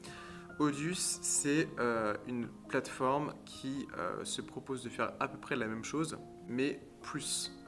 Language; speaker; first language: French; native; French